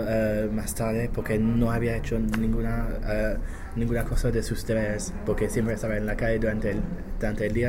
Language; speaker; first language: Spanish; non-native, learner; English